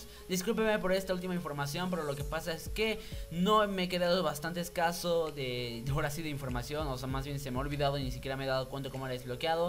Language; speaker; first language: Spanish; native; Spanish